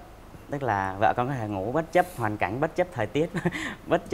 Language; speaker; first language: Vietnamese; native; Vietnamese